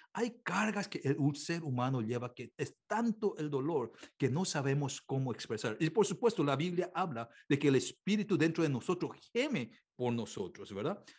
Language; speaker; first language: Spanish; non-native, fluent; Korean